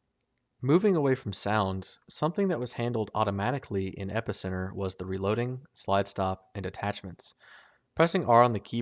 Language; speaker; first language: English; native; English